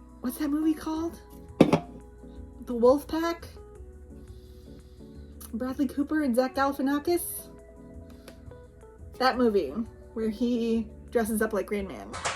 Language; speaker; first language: English; native; English